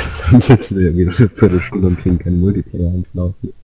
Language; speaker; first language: German; native; German